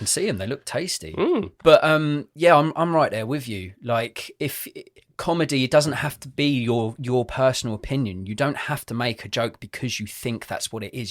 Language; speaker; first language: English; native; English